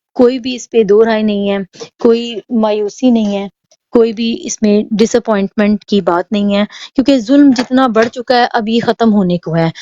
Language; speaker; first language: Urdu; native; Urdu